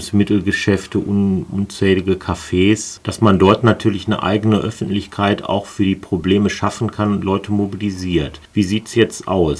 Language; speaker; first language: German; native; German